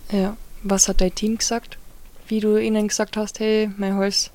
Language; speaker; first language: German; native; German